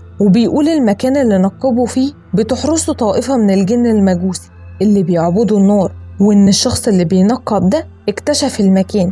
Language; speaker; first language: Arabic; native; Arabic